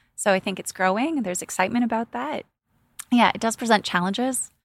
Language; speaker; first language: English; native; English